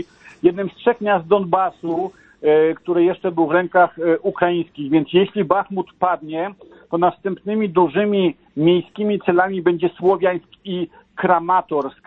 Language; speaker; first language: Polish; native; Polish